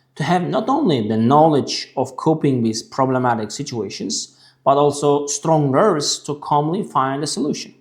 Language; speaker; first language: English; non-native, fluent; Uzbek